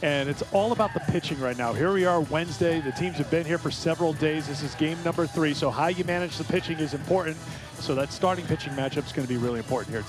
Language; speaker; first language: English; native; English